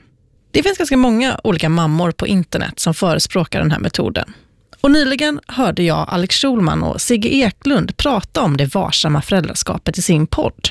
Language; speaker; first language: Swedish; native; Swedish